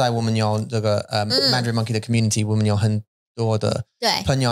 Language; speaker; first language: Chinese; non-native, learner; English